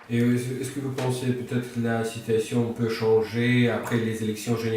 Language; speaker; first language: French; non-native, learner; Russian